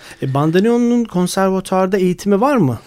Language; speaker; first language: Turkish; native; Turkish